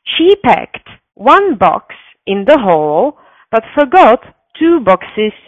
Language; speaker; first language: English; non-native, fluent; Slovak